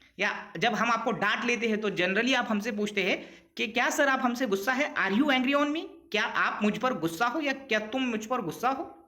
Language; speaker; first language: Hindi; non-native, local second language; Urdu